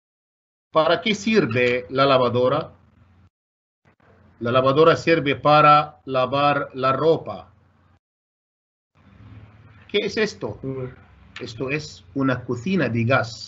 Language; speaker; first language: Spanish; non-native, fluent; Arabic